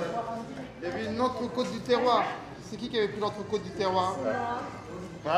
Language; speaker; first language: French; native; French